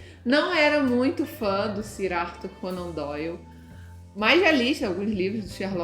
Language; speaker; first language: Portuguese; native; Portuguese